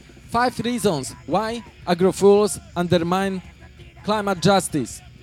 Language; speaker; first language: English; non-native, fluent; Polish